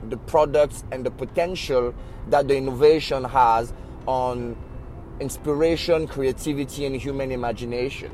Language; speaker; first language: English; non-native, local second language; French